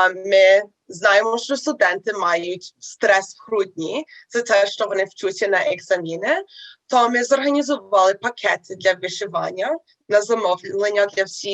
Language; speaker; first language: Ukrainian; early bilingual, heritage; Ukrainian